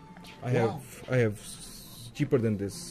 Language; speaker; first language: English; non-native, local second language; Hindi